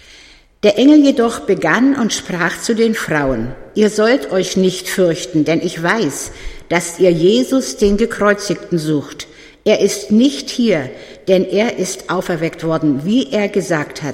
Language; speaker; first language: German; native; German